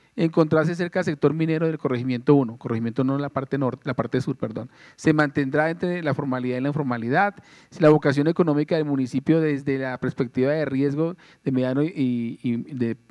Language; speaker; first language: Spanish; native; Spanish